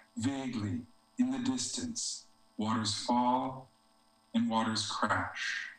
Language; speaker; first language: English; native; English